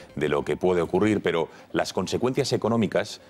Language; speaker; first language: Spanish; native; Spanish